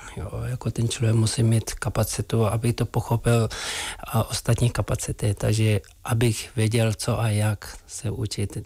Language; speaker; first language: Czech; non-native, fluent; Tibetan